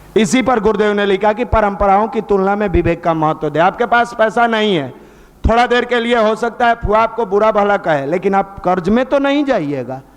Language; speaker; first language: Hindi; native; Hindi